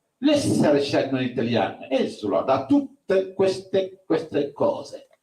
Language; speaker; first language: Italian; non-native, fluent; Wolof